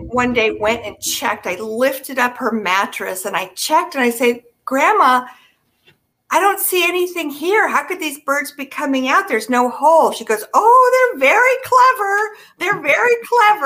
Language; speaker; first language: English; native; English